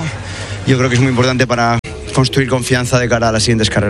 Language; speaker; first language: Spanish; native; Spanish